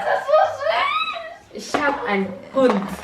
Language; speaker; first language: German; early bilingual, other home language; Filipino